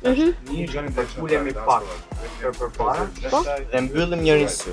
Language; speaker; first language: Albanian; native; Albanian